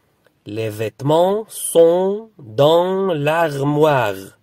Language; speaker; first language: French; non-native, fluent; Arabic